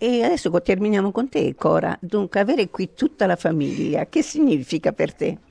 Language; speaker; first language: Italian; native; Italian